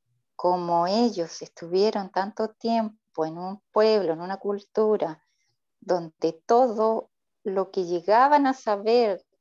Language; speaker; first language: Spanish; native; Spanish